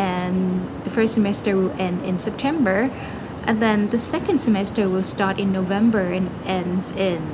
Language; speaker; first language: English; non-native, fluent; Thai